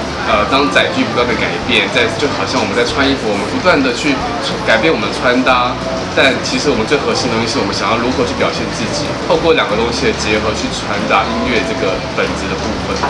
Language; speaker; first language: Chinese; native; Chinese